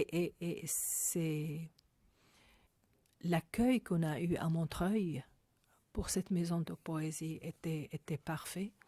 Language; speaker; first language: French; non-native, fluent; Arabic